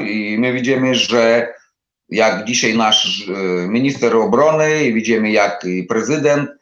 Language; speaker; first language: Polish; non-native, learner; Ukrainian